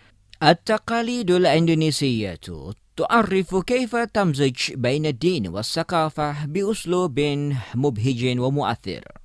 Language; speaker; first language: Arabic; non-native, fluent; Indonesian